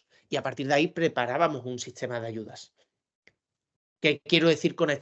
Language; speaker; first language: Spanish; native; Spanish